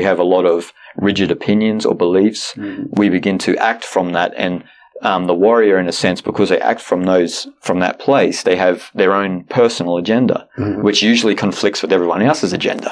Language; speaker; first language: English; native; English